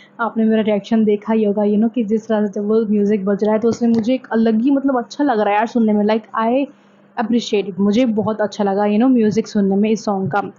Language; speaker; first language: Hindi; native; Hindi